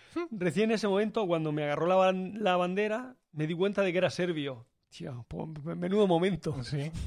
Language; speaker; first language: Spanish; native; Spanish